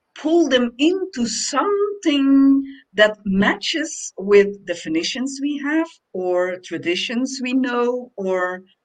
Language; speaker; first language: English; non-native, fluent; Dutch